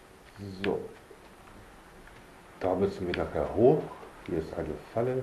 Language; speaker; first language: German; native; German